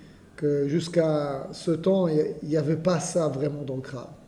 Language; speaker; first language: French; non-native, fluent; Hebrew